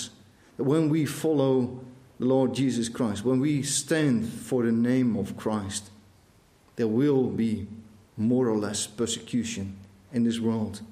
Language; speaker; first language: English; non-native, fluent; Dutch